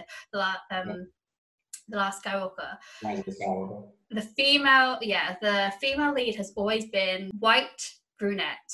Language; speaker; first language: English; native; English